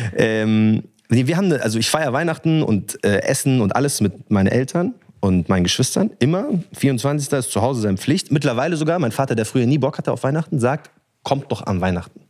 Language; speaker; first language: German; early bilingual, other home language; Arabic